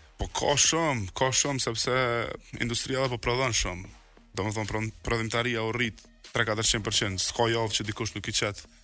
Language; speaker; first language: Albanian; native; Albanian